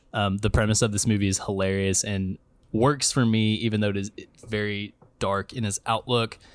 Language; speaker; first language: English; native; English